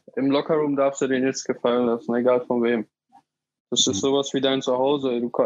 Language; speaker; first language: German; native; German